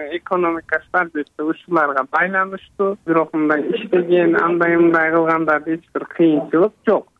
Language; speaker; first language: Kyrgyz; early bilingual, heritage; Kyrgyz